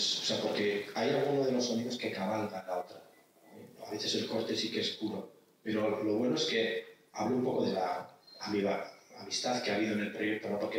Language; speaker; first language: Spanish; native; Spanish